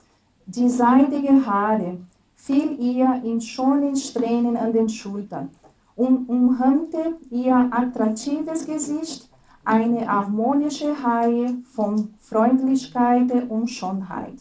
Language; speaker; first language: German; non-native, fluent; Portuguese